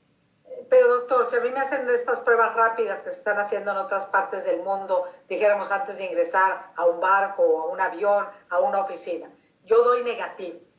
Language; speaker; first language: Spanish; native; Spanish